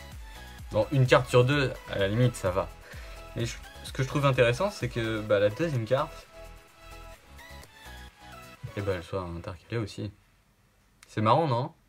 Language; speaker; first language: French; native; French